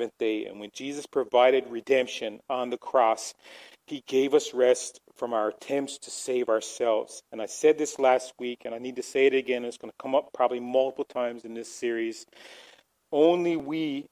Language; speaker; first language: English; native; English